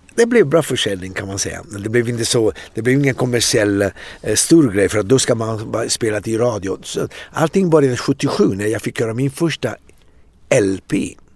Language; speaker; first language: Swedish; non-native, fluent; Italian